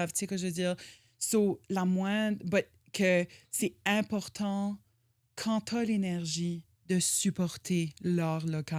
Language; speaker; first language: French; native; French